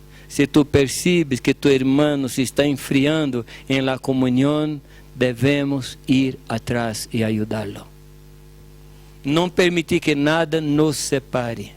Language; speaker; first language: Spanish; non-native, fluent; Portuguese